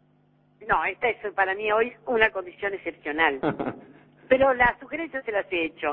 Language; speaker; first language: Spanish; native; Spanish